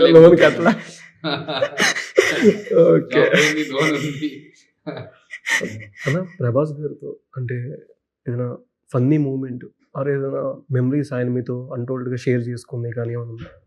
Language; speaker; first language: Telugu; native; Telugu